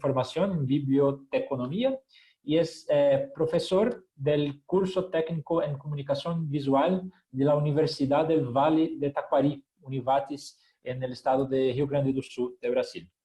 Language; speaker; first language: Spanish; non-native, fluent; Portuguese